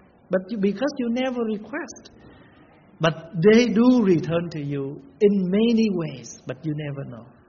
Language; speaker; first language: English; non-native, learner; Vietnamese